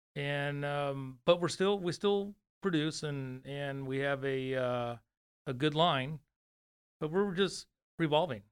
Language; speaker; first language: English; native; English